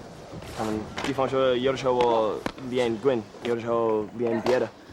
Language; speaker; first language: Chinese; non-native, learner; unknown